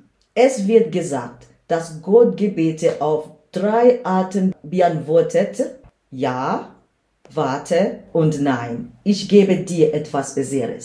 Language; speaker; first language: German; non-native, learner; English